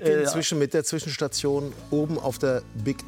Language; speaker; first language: German; native; German